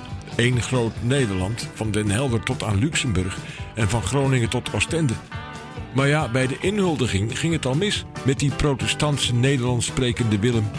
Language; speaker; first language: Dutch; native; Dutch